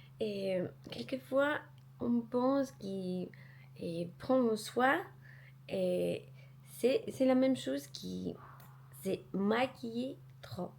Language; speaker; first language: French; non-native, learner; Polish